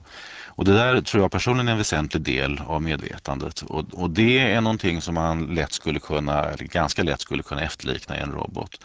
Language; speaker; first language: Swedish; native; Swedish